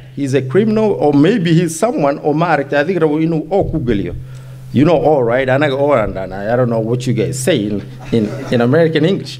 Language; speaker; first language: English; early bilingual, heritage; Somali